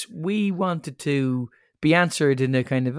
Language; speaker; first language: English; native; English